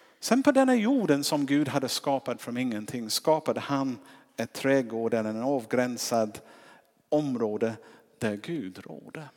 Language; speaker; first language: Swedish; non-native, fluent; English